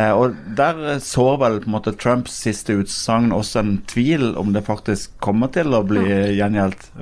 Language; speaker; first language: Norwegian; native; Norwegian